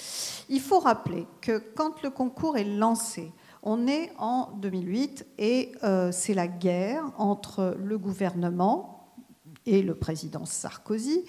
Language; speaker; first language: French; native; French